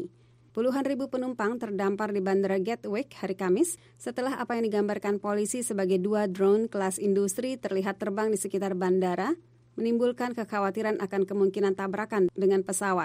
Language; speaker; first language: Indonesian; native; Indonesian